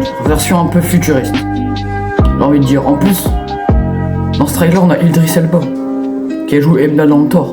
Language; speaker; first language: French; native; French